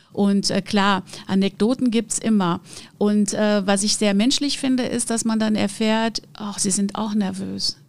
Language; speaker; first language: German; non-native, fluent; Portuguese